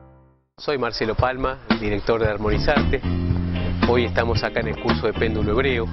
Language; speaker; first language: Spanish; native; Spanish